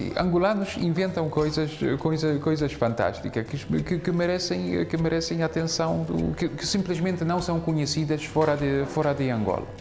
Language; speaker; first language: Portuguese; non-native, fluent; Polish